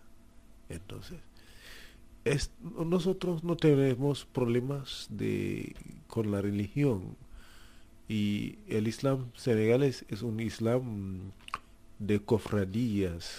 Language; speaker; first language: Spanish; non-native, fluent; Wolof